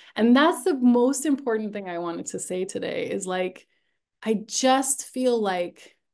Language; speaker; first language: English; native; English